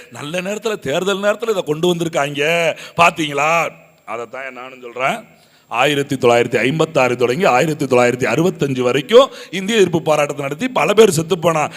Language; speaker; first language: Tamil; native; Tamil